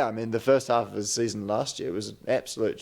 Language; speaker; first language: English; native; English